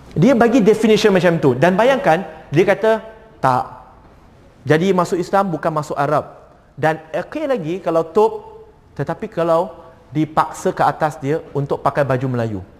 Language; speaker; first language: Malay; non-native, local second language; Cantonese